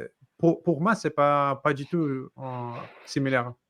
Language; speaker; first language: French; non-native, fluent; Portuguese